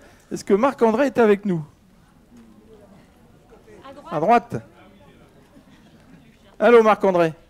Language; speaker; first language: French; native; French